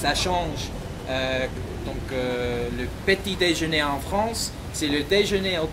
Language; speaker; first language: French; non-native, fluent; English